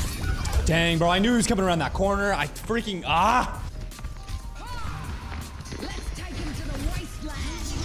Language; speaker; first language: English; native; English